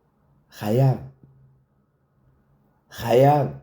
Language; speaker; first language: Hebrew; early bilingual, other home language; Amharic